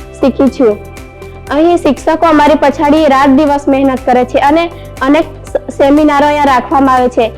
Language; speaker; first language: Gujarati; non-native, local second language; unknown